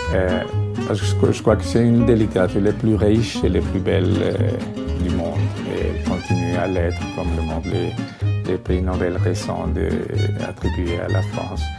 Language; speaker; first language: French; non-native, fluent; Spanish